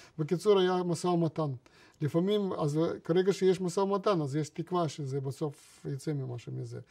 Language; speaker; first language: Hebrew; non-native, fluent; Russian